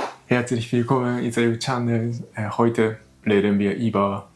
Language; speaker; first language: German; non-native, learner; Japanese